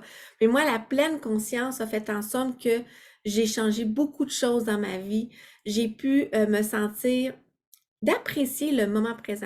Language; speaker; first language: French; native; French